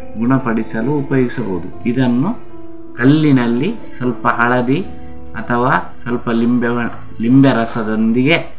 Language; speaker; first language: Kannada; non-native, local second language; Tulu